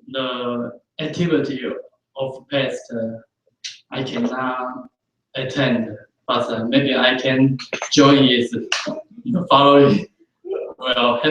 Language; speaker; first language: English; non-native, fluent; Chinese